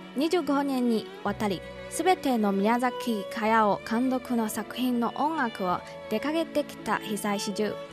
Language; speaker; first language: Japanese; non-native, learner; Chinese